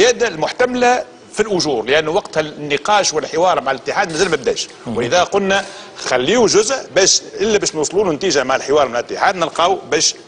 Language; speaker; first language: Arabic; native; Arabic